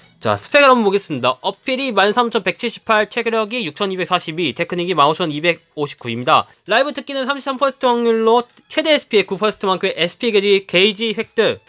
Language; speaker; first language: Korean; native; Korean